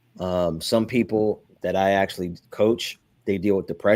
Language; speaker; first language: English; native; English